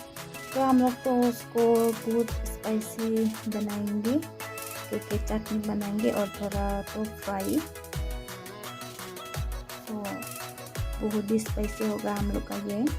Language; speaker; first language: Hindi; non-native, local second language; Bodo